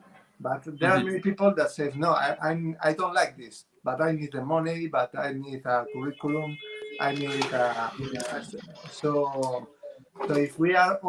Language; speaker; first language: English; non-native, fluent; Spanish